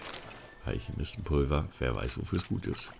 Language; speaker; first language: German; native; German